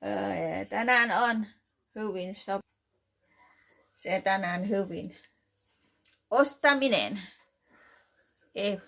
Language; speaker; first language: Finnish; non-native, learner; Thai